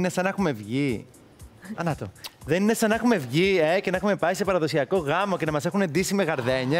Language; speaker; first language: Greek; native; Greek